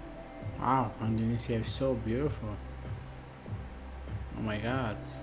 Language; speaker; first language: English; non-native, learner; Arabic